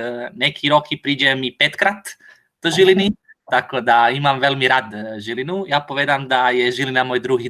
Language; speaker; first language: Slovak; non-native, learner; Croatian